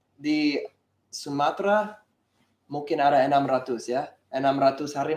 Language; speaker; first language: Indonesian; non-native, learner; English